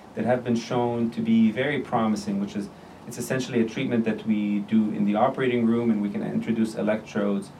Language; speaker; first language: English; non-native, fluent; Arabic